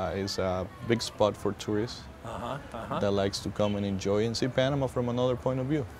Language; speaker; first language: English; non-native, fluent; Spanish